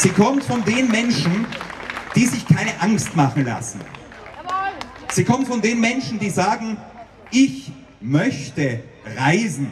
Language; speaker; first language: German; native; German